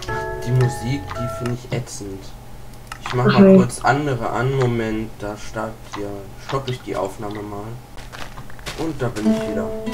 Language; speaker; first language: German; native; German